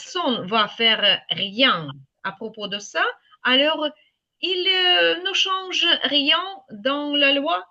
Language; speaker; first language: French; non-native, fluent; Ukrainian